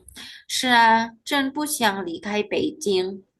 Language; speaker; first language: Chinese; non-native, fluent; Indonesian